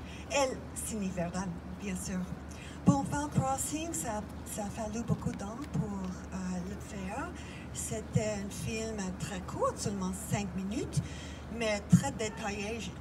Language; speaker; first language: French; non-native, fluent; English